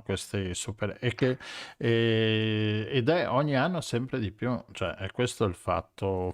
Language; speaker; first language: Italian; native; Italian